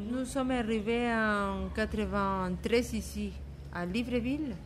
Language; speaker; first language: French; non-native, fluent; Spanish